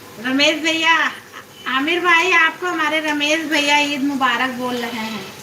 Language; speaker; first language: Hindi; native; Hindi